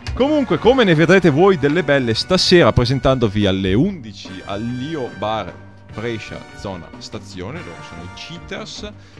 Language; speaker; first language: Italian; native; Italian